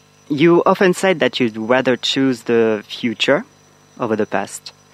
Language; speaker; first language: English; non-native, fluent; French